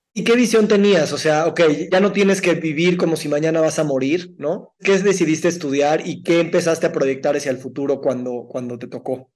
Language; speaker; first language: Spanish; native; Spanish